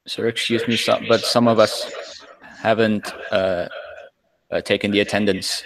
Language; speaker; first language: English; non-native, learner; Indonesian